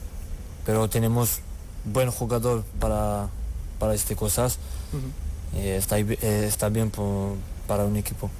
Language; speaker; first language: Spanish; non-native, learner; French